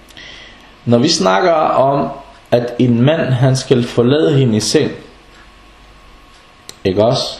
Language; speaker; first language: Danish; non-native, fluent; Arabic